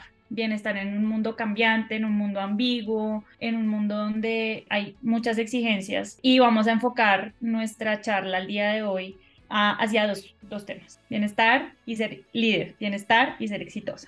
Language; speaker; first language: Spanish; native; Spanish